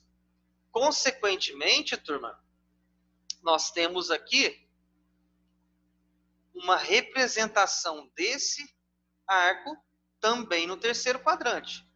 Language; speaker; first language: Portuguese; native; Portuguese